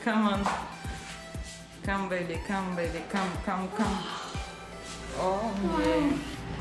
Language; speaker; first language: English; non-native, learner; Russian